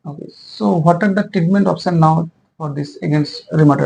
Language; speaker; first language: English; non-native, local second language; Bangla